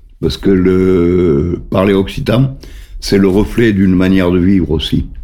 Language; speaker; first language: French; native; French